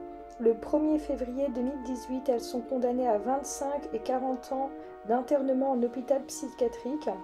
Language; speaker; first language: French; native; French